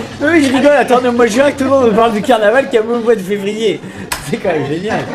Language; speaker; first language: French; native; French